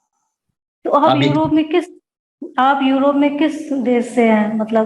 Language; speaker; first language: Hindi; native; Hindi